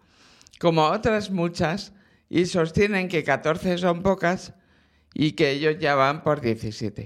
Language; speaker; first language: Spanish; native; Spanish